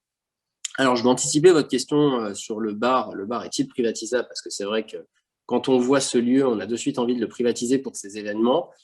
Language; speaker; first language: French; native; French